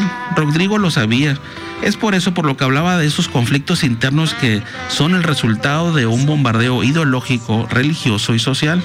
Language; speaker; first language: Spanish; native; Spanish